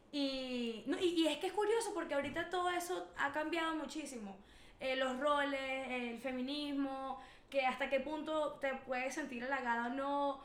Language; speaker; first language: Spanish; native; Spanish